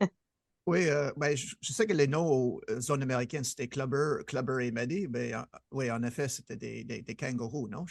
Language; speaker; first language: French; non-native, fluent; English